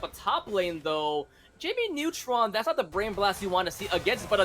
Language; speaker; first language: English; native; English